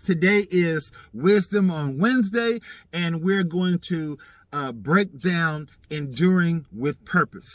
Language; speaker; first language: English; native; English